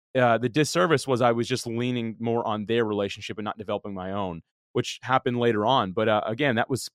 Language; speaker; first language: English; early bilingual, other home language; Italian